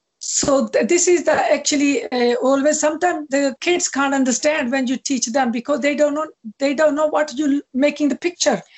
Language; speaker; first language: English; non-native, local second language; Punjabi